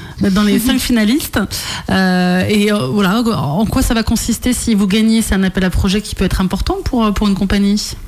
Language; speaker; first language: French; native; French